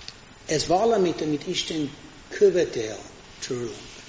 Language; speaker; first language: Hungarian; non-native, fluent; English